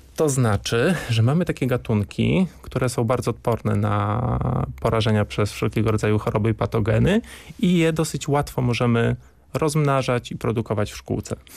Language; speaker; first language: Polish; native; Polish